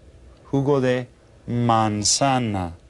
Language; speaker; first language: Spanish; non-native, fluent; English